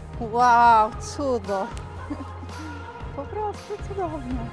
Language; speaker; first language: Polish; native; Polish